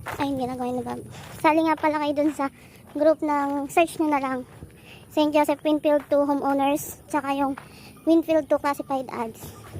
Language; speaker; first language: Filipino; native; Filipino